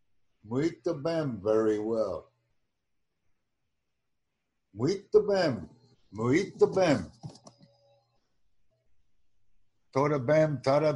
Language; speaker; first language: Portuguese; non-native, learner; English